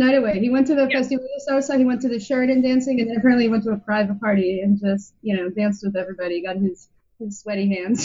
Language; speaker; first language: English; native; English